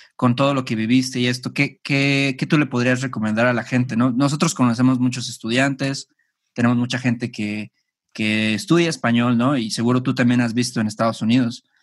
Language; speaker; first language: Spanish; native; Spanish